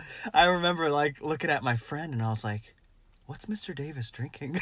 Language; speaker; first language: English; early bilingual, other home language; Filipino